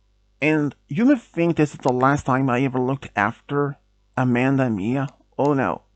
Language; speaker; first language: English; non-native, fluent; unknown